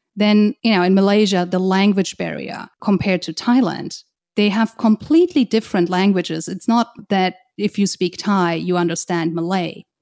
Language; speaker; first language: English; non-native, fluent; German